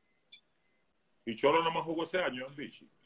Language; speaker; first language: Spanish; native; Spanish